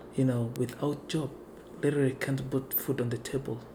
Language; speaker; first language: English; non-native, local second language; Somali